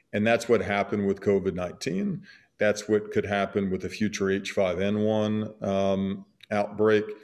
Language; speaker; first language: English; native; English